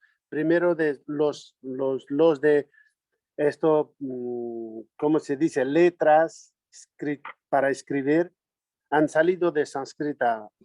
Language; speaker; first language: Spanish; non-native, learner; Nepali